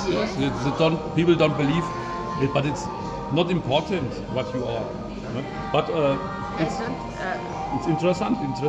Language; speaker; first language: English; non-native, learner; German